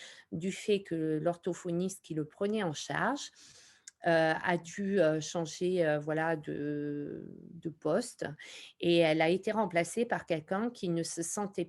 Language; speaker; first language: French; native; French